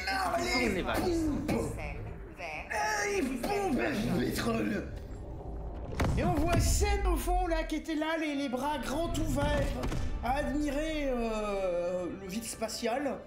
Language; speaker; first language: French; native; French